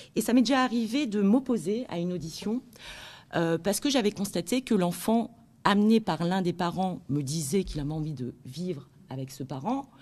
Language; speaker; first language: French; native; French